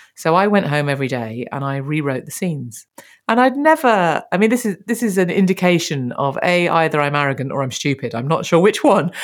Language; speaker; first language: English; native; English